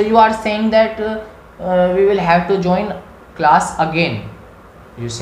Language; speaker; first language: English; non-native, learner; Hindi